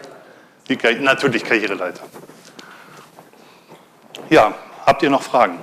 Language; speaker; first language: German; native; German